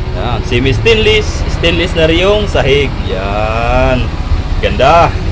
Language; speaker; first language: Filipino; non-native, local second language; Bikol